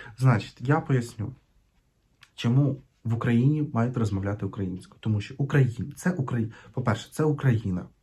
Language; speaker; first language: Ukrainian; non-native, local second language; Russian